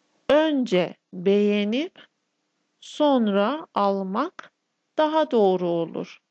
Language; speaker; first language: Turkish; non-native, fluent; Persian